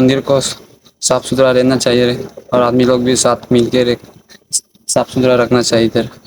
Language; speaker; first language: Hindi; non-native, local second language; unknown